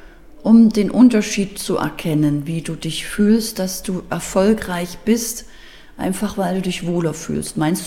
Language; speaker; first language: German; native; German